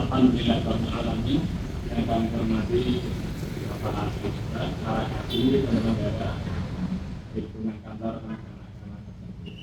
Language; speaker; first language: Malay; non-native, local second language; Javanese